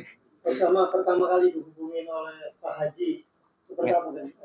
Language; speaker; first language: Indonesian; native; Indonesian